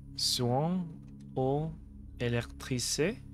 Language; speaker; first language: French; non-native, learner; English